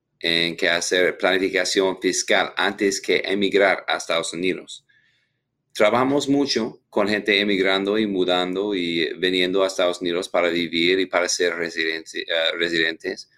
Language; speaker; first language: Spanish; non-native, learner; English